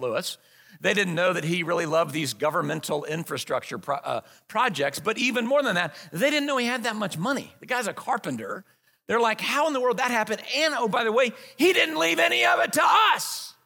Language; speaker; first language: English; native; English